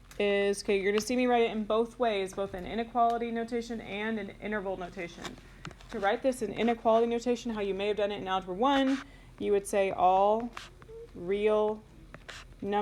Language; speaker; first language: English; native; English